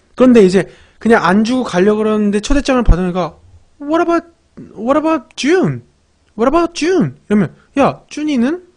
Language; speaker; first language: Korean; early bilingual, heritage; Korean